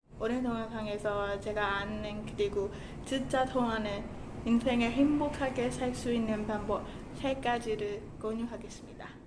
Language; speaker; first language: Korean; non-native, learner; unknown